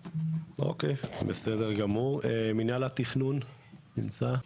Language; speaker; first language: Hebrew; native; Hebrew